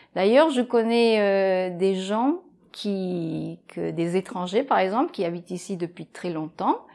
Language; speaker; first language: French; non-native, fluent; Japanese